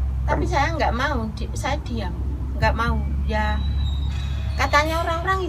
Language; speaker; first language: Indonesian; non-native, local second language; Javanese